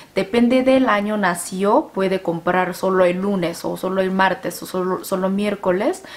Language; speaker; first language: Spanish; non-native, fluent; Korean